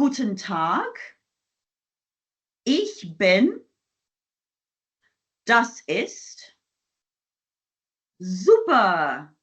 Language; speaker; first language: German; non-native, fluent; English